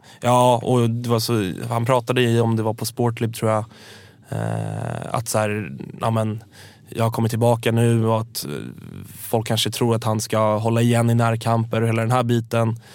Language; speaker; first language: Swedish; native; Swedish